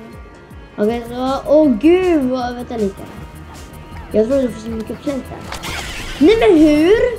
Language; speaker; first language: Swedish; non-native, learner; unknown